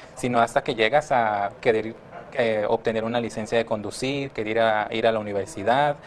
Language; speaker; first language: Spanish; early bilingual, heritage; Spanish